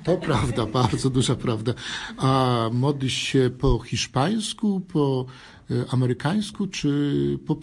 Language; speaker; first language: Polish; native; Polish